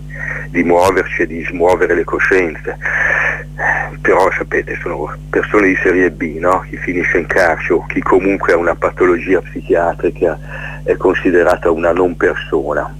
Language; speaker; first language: Italian; native; Italian